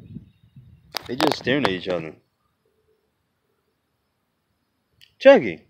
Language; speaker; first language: English; native; English